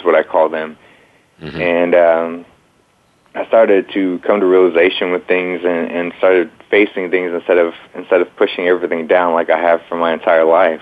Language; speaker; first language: English; native; English